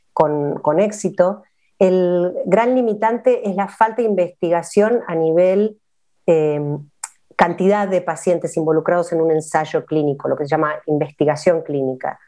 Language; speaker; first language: Spanish; native; Spanish